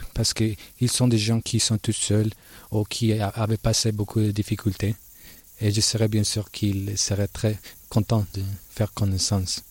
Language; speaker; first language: French; non-native, learner; Spanish